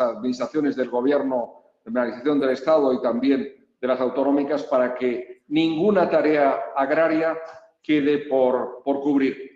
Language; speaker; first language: Spanish; native; Spanish